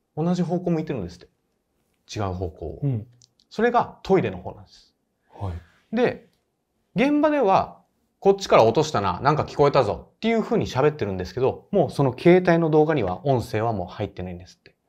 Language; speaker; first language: Japanese; native; Japanese